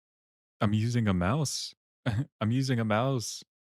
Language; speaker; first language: English; native; English